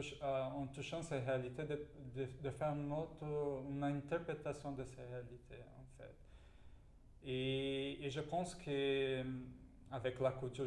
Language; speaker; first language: French; non-native, fluent; Portuguese